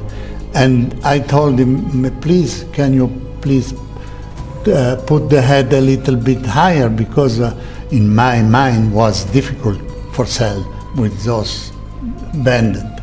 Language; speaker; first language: English; non-native, learner; Italian